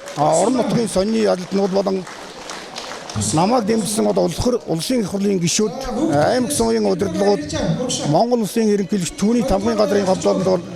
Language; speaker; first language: Mongolian; non-native, local second language; Kazakh